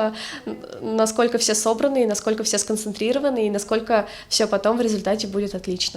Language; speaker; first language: Russian; native; Russian